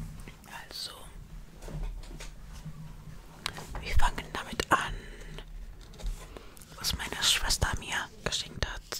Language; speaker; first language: German; non-native, fluent; Estonian